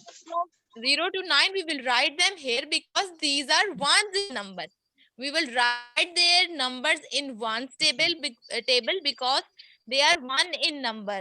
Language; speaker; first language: English; non-native, fluent; Urdu